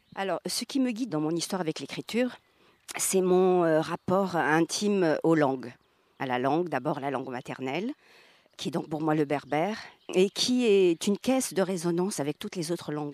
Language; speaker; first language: French; early bilingual, other home language; Berber languages